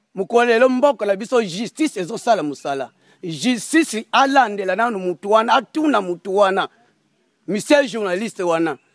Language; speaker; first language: Lingala; non-native, local second language; Kongo